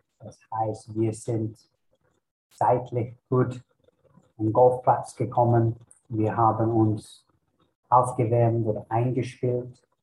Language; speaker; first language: German; non-native, fluent; English